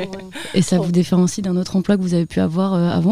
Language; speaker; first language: French; native; French